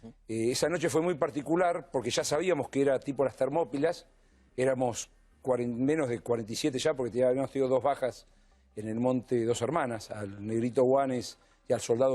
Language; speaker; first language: Spanish; native; Spanish